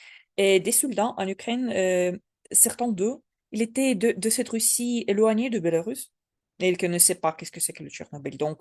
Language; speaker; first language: French; non-native, learner; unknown